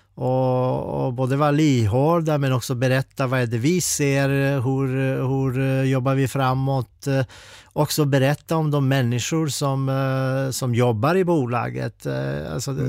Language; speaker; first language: Swedish; non-native, fluent; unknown